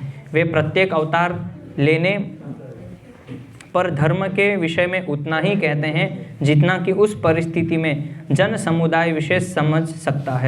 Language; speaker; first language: Hindi; native; Hindi